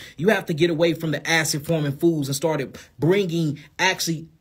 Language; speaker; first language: English; native; English